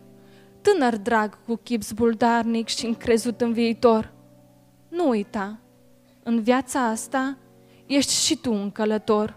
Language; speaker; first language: Romanian; native; Romanian